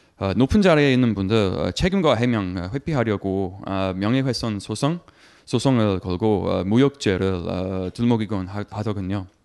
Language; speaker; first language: Korean; non-native, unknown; English